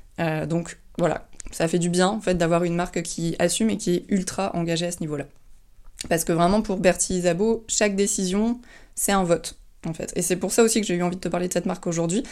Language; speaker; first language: French; native; French